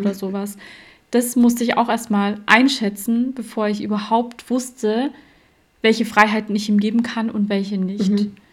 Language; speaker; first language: German; native; German